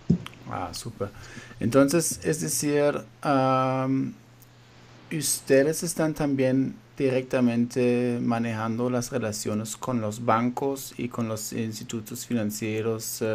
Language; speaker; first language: Spanish; non-native, fluent; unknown